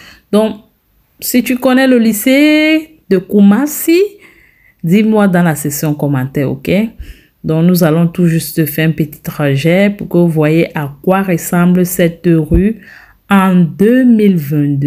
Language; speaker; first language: French; non-native, local second language; English